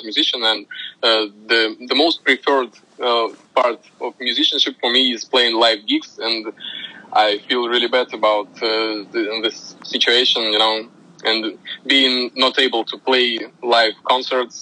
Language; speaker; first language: English; non-native, fluent; Russian